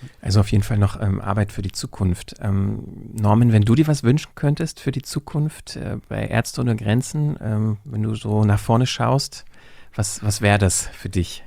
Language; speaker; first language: German; native; German